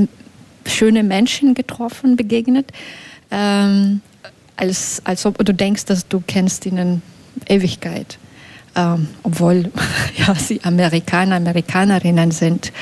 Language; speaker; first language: German; non-native, fluent; Belarusian